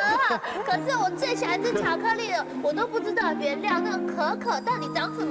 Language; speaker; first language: Chinese; native; Chinese